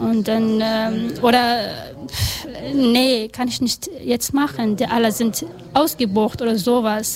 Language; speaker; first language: German; non-native, learner; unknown